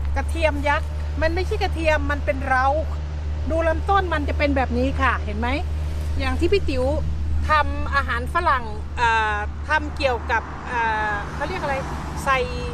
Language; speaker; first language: Thai; native; Thai